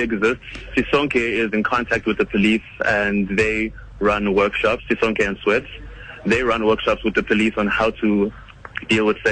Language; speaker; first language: English; non-native, local second language; Kinyarwanda